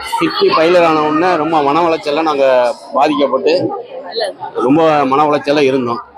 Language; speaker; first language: Tamil; native; Tamil